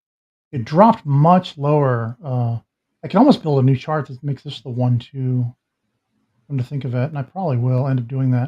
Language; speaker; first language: English; native; English